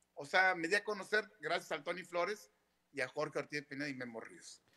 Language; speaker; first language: Spanish; native; Spanish